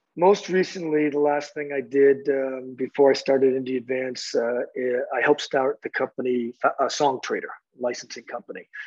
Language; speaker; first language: English; native; English